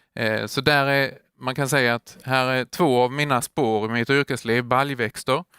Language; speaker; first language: Swedish; native; Swedish